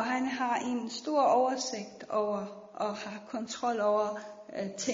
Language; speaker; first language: Danish; non-native, fluent; Persian